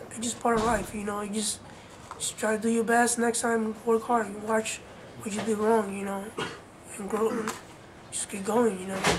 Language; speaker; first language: English; early bilingual, other home language; Spanish